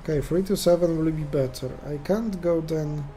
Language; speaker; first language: English; non-native, fluent; Polish